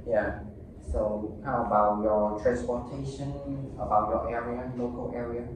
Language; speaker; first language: English; non-native, learner; Vietnamese